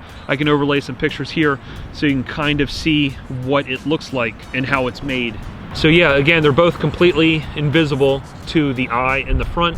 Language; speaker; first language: English; native; English